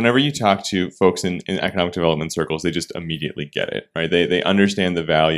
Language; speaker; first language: English; native; English